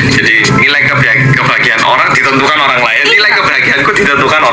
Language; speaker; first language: Indonesian; non-native, fluent; Korean